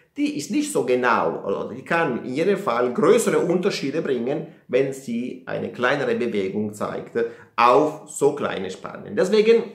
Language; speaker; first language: German; non-native, fluent; Italian